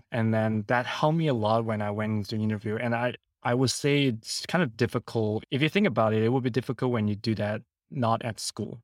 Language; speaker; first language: English; non-native, local second language; Cantonese